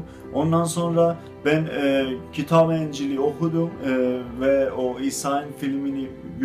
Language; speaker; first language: Turkish; non-native, learner; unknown